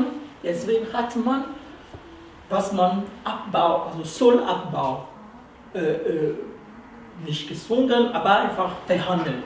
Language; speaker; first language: German; non-native, fluent; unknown